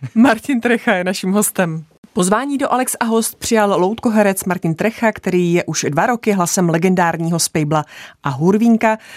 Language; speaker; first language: Czech; native; Czech